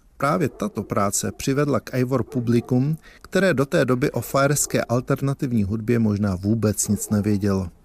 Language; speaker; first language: Czech; native; Czech